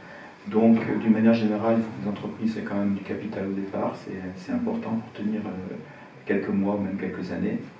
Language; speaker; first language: French; native; French